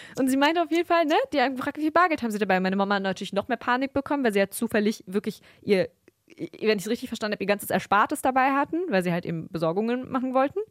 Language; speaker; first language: German; early bilingual, other home language; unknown